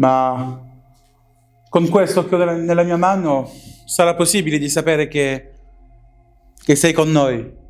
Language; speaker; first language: Italian; non-native, learner; French